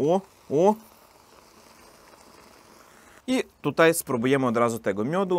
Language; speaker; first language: Polish; non-native, learner; Russian